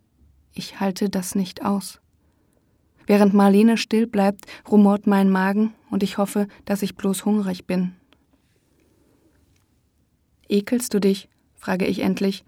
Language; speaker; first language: German; native; German